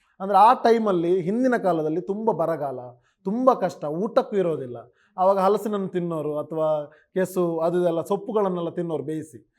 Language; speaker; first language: Kannada; non-native, local second language; Tulu